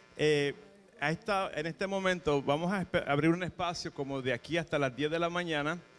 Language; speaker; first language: Spanish; early bilingual, heritage; Spanish